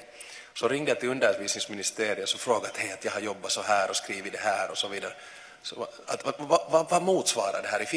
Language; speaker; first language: Swedish; native; Swedish